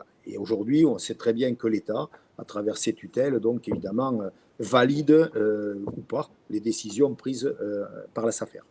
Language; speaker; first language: French; native; French